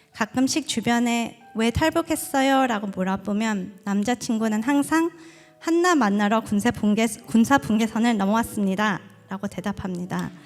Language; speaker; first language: Korean; early bilingual, heritage; Korean